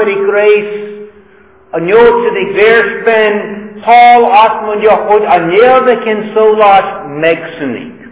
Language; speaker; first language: Hungarian; non-native, fluent; English